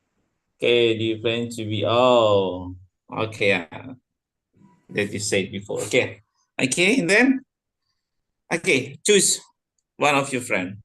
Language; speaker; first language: English; non-native, fluent; Indonesian